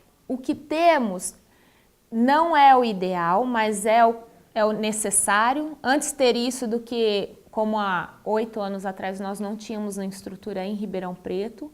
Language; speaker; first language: Portuguese; native; Portuguese